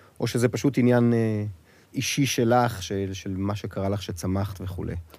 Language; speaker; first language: Hebrew; native; Hebrew